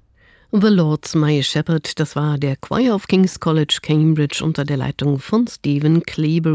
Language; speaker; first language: German; native; German